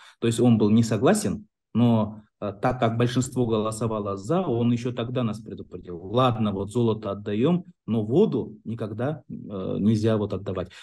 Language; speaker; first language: Russian; non-native, local second language; Kyrgyz